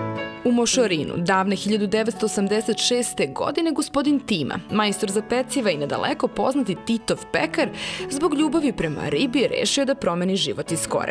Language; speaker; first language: Serbian; native; Serbian